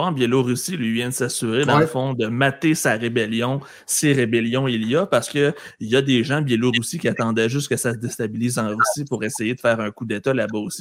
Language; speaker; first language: French; native; French